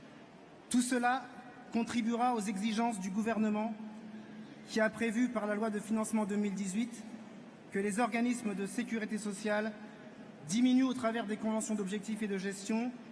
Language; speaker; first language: French; native; French